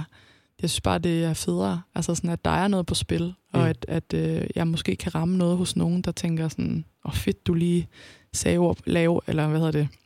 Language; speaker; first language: Danish; native; Danish